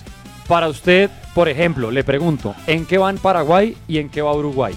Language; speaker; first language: Spanish; native; Spanish